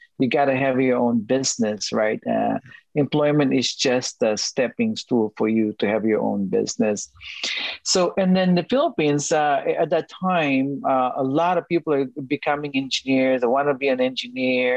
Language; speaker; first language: English; non-native, local second language; Filipino